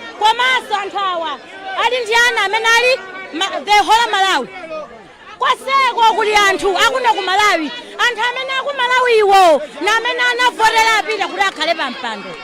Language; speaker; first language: Nyanja; native; Nyanja